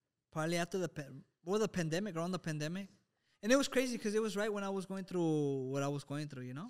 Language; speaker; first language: English; native; English